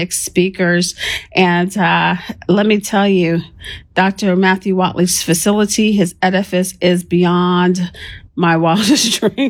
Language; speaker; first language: English; native; English